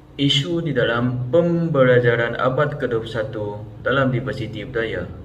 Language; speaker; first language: Malay; non-native, local second language; Iban